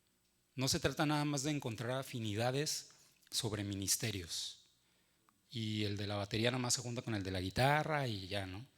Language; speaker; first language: Spanish; native; Spanish